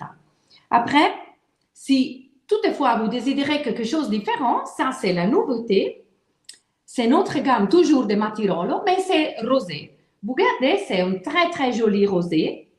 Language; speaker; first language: French; non-native, fluent; Italian